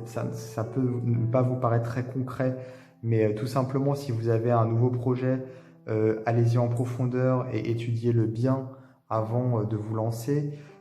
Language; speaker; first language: French; native; French